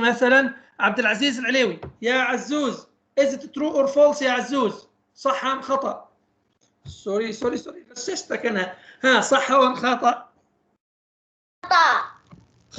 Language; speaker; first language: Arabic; native; Arabic